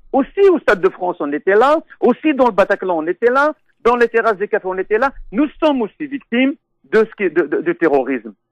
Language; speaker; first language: French; non-native, local second language; Arabic